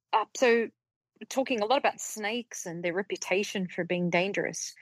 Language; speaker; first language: English; native; English